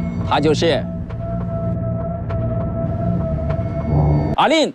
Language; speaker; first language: Chinese; native; Chinese